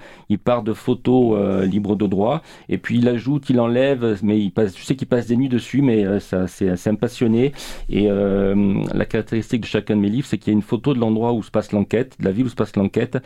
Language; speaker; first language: French; native; French